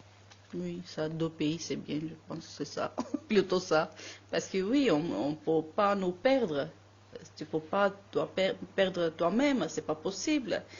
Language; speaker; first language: French; non-native, learner; Armenian